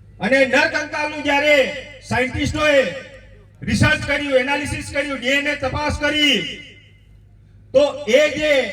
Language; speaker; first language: Gujarati; non-native, local second language; Bhili